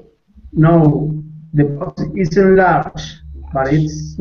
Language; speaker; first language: English; non-native, learner; Spanish